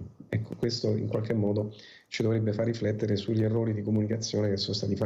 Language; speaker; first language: Italian; native; Italian